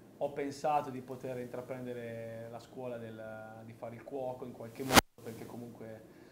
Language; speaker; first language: Italian; native; Italian